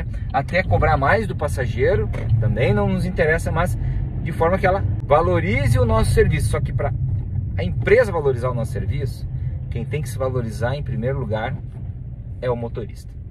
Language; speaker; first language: Portuguese; native; Portuguese